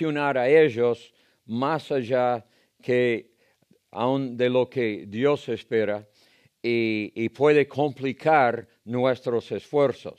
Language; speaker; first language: Spanish; non-native, fluent; English